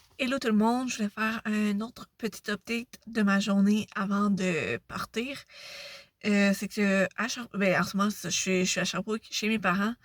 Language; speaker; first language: French; native; French